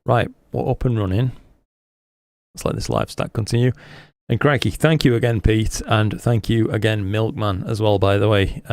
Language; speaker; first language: English; native; English